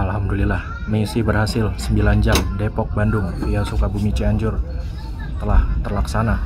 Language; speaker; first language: Indonesian; native; Indonesian